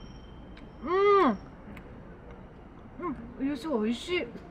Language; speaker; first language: Japanese; non-native, learner; Spanish